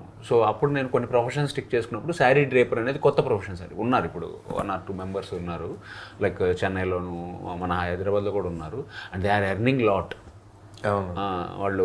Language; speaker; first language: Telugu; native; Telugu